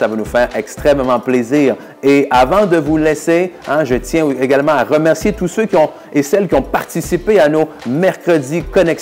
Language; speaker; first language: French; native; French